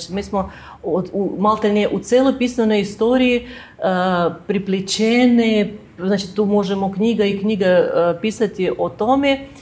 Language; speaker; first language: Serbian; non-native, fluent; Russian